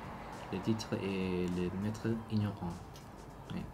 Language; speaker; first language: French; non-native, learner; Korean